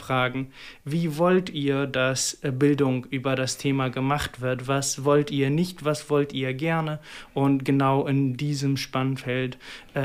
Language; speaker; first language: German; non-native, fluent; Arabic